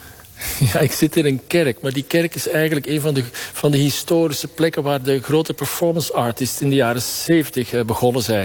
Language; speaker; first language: Dutch; native; Dutch